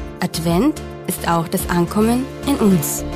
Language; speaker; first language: German; native; German